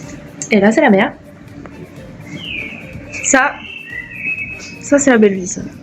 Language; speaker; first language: French; native; French